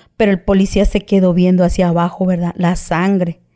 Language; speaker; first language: Spanish; native; Spanish